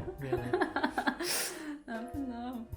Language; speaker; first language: English; non-native, fluent; Spanish